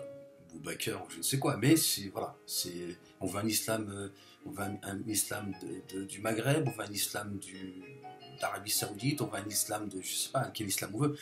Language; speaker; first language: French; native; French